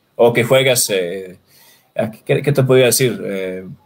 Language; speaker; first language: Spanish; non-native, fluent; Swedish